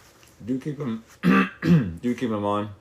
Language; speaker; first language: English; native; English